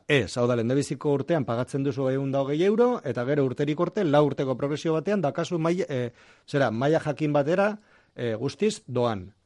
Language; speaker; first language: Basque; non-native, local second language; Spanish